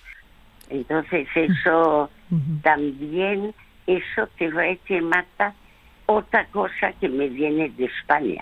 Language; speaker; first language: Spanish; early bilingual, other home language; French